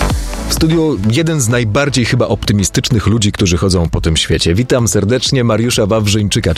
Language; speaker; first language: Polish; native; Polish